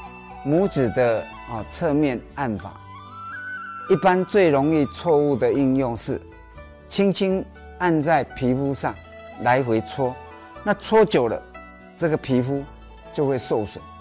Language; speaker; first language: Chinese; native; Chinese